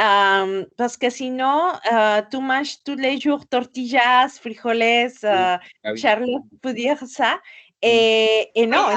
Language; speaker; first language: French; non-native, fluent; Spanish